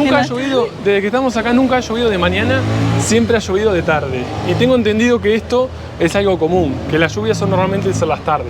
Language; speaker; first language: Spanish; native; Spanish